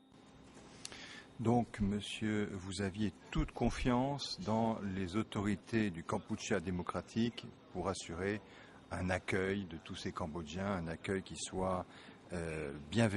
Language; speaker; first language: French; native; French